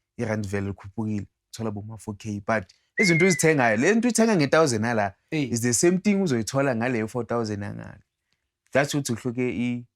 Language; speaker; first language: Zulu; non-native, fluent; Tsonga